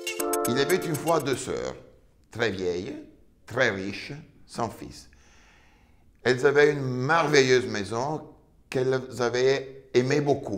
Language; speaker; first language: French; non-native, fluent; Italian